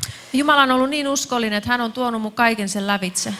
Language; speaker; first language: Finnish; native; Finnish